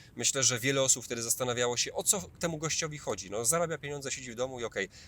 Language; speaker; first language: Polish; native; Polish